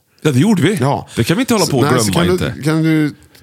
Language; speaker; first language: Swedish; native; Swedish